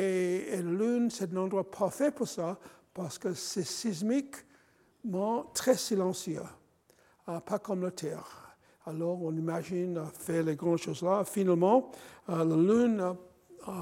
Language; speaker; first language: French; non-native, fluent; English